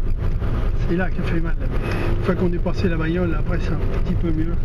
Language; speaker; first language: French; native; French